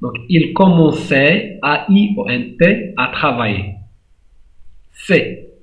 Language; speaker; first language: French; non-native, local second language; Arabic